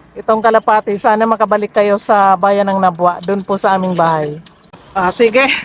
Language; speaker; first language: Filipino; non-native, local second language; Bikol